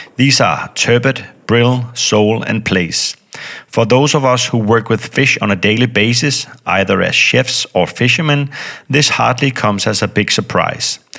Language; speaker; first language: English; non-native, fluent; Danish